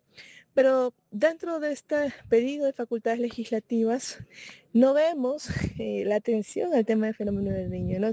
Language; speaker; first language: Spanish; native; Spanish